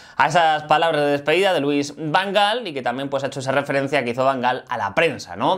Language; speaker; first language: Spanish; native; Spanish